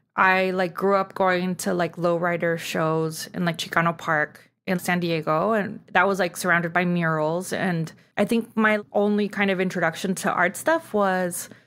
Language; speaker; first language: English; early bilingual, other home language; Spanish